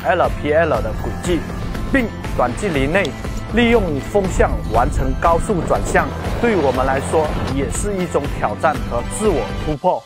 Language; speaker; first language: Chinese; native; Chinese